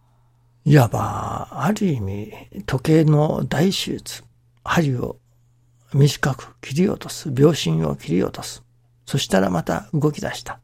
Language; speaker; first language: Japanese; native; Japanese